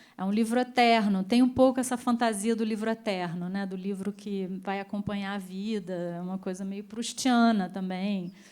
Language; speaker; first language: Portuguese; early bilingual, other home language; Spanish